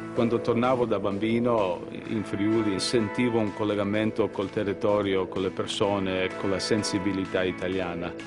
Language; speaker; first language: Italian; early bilingual, other home language; English